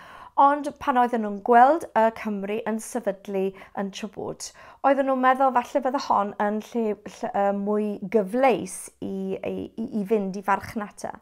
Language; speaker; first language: Welsh; non-native, fluent; English